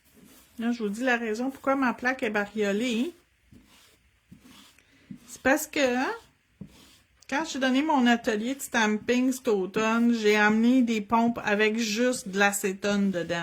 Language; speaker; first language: French; native; French